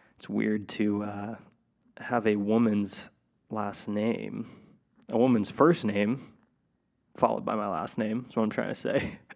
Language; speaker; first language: English; native; English